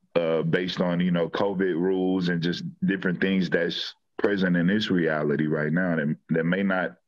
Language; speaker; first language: English; native; English